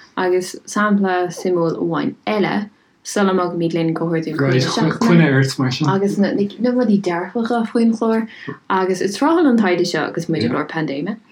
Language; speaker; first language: Irish; native; Irish